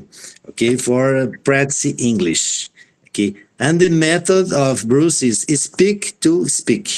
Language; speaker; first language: English; non-native, fluent; Portuguese